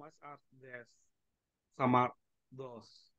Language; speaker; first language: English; non-native, learner; Indonesian